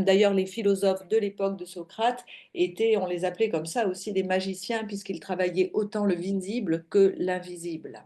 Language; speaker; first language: French; native; French